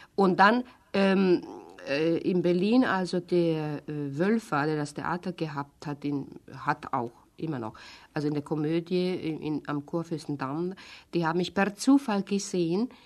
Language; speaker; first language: German; non-native, fluent; Hungarian